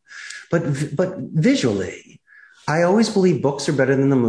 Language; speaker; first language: English; native; English